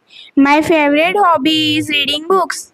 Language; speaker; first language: English; non-native, learner; Gujarati